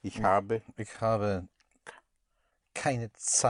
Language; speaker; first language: German; non-native, learner; English